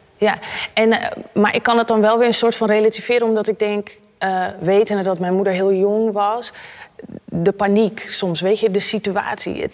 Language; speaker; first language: Dutch; native; Dutch